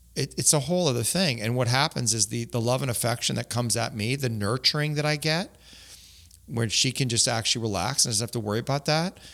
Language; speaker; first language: English; native; English